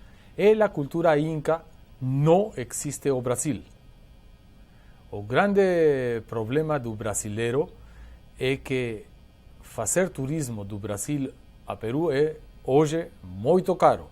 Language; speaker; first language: Portuguese; non-native, learner; Spanish